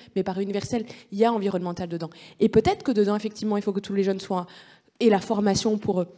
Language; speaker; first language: French; native; French